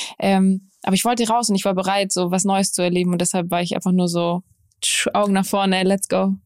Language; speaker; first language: German; native; German